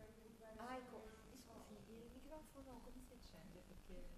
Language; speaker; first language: Italian; native; Italian